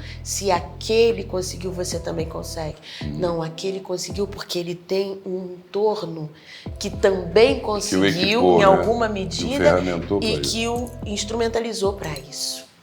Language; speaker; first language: Portuguese; native; Portuguese